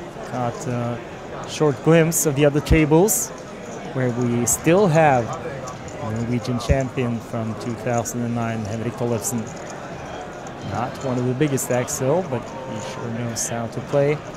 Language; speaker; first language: English; non-native, fluent; Norwegian